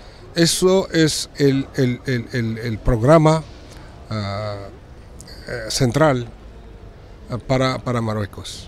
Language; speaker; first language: Spanish; non-native, fluent; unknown